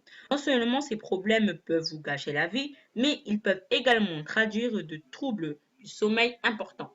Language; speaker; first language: French; native; French